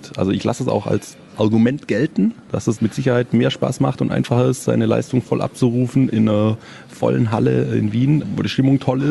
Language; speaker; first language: German; native; German